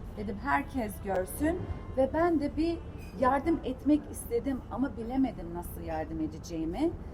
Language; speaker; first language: Turkish; early bilingual, heritage; Turkish